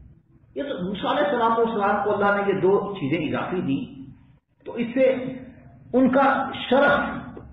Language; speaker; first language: Urdu; native; Urdu